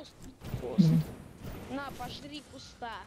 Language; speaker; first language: Russian; native; Russian